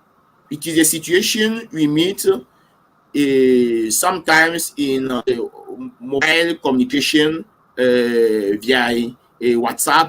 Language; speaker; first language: English; non-native, local second language; French